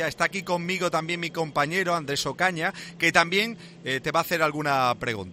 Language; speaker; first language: Spanish; native; Spanish